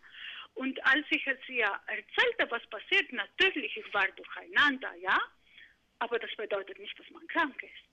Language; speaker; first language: German; non-native, fluent; Greek